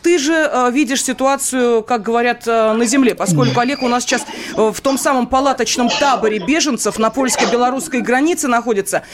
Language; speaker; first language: Russian; native; Russian